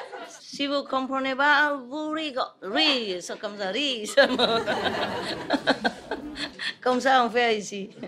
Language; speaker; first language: French; non-native, learner; Vietnamese